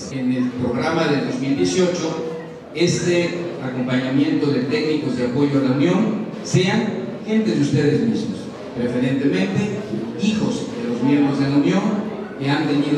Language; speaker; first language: Spanish; native; Spanish